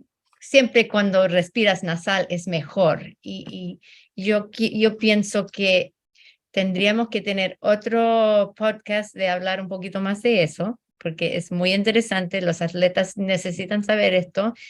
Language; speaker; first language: Spanish; non-native, fluent; English